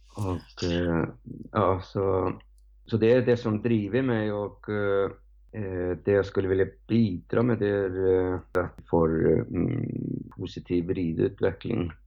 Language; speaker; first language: Swedish; non-native, fluent; Icelandic